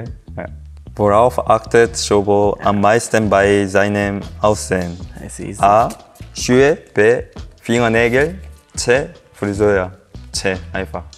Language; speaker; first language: German; non-native, learner; Korean